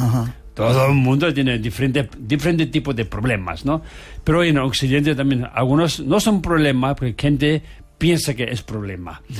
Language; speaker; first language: Spanish; non-native, learner; Tibetan